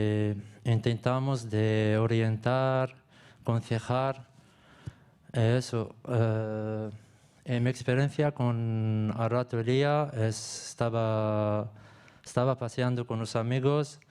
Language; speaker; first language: Spanish; non-native, learner; Arabic